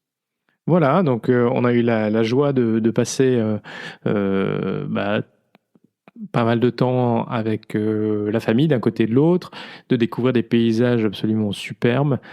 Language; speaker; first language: French; native; French